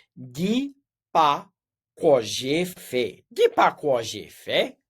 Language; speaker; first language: French; non-native, local second language; English